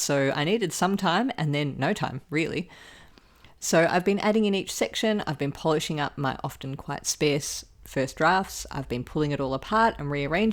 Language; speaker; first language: English; native; English